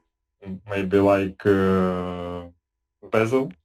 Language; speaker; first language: English; non-native, learner; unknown